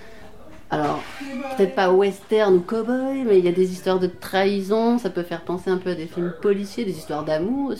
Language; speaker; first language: French; native; French